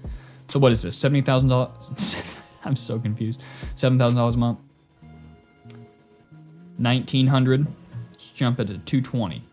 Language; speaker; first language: English; native; English